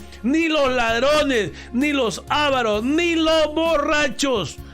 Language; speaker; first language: Spanish; native; Spanish